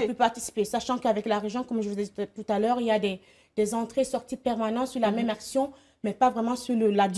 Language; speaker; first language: French; native; French